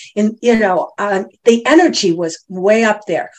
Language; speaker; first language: English; native; English